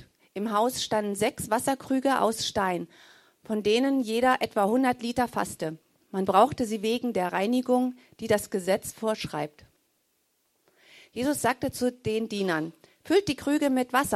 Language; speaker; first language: German; native; German